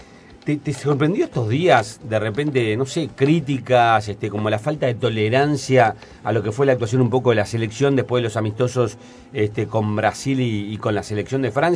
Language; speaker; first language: Spanish; native; Spanish